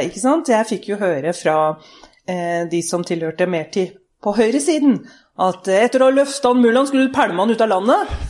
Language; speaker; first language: Norwegian; early bilingual, other home language; Urdu